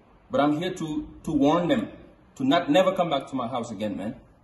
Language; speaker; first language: English; non-native, fluent; Wolof